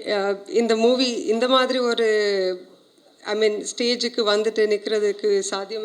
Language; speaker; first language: Tamil; non-native, learner; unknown